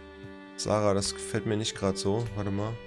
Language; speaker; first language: German; native; German